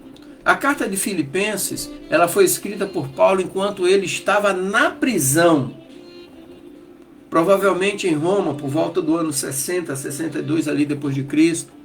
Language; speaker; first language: Portuguese; native; Portuguese